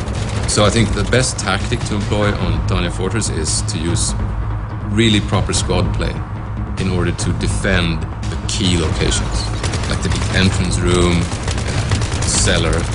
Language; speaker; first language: English; non-native, fluent; Swedish